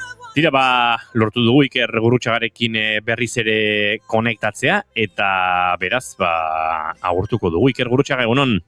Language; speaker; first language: Basque; native; Basque